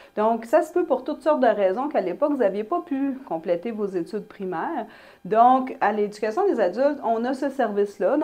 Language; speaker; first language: French; native; French